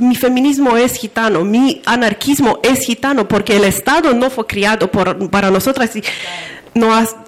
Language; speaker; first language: Spanish; non-native, fluent; Romanian